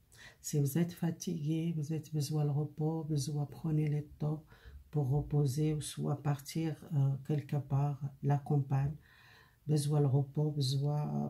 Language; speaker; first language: French; non-native, learner; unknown